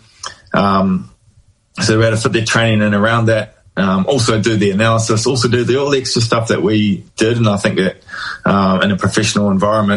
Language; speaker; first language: English; native; English